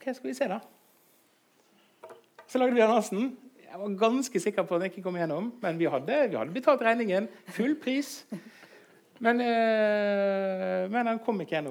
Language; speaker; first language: Norwegian; native; Norwegian